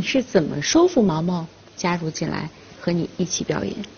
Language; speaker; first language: Chinese; native; Chinese